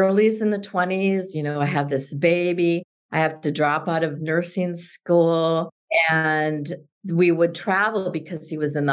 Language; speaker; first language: English; native; English